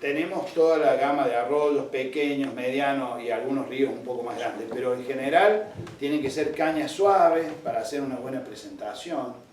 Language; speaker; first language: Spanish; native; Spanish